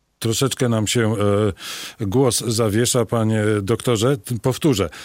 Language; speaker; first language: Polish; native; Polish